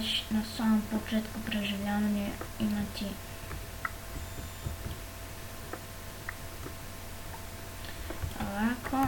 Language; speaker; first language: Bosnian; native; Bosnian